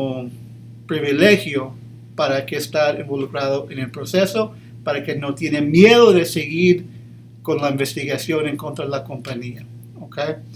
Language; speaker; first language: Spanish; early bilingual, heritage; English